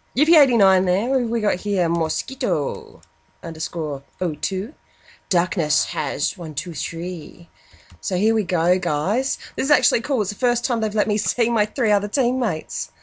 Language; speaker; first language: English; native; English